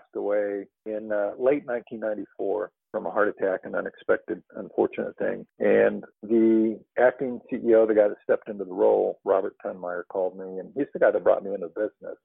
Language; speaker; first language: English; native; English